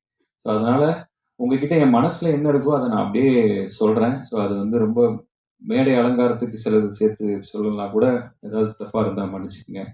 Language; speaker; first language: Tamil; native; Tamil